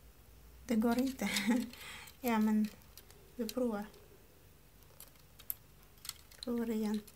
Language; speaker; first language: Swedish; non-native, learner; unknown